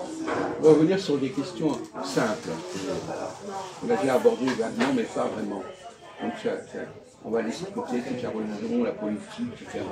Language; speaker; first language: French; native; French